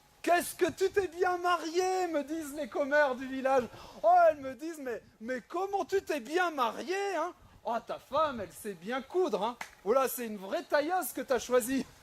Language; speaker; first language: French; native; French